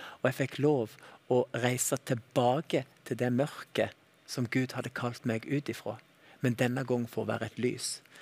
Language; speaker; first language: Norwegian; native; Norwegian